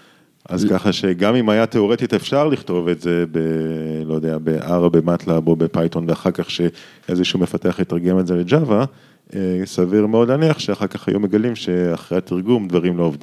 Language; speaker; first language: Hebrew; native; Hebrew